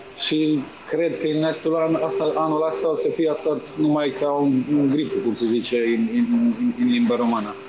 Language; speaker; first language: Romanian; non-native, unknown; Serbian